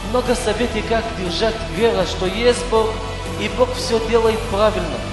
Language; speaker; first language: Russian; non-native, fluent; Hebrew